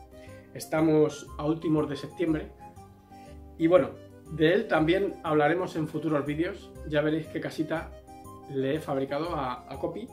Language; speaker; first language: Spanish; native; Spanish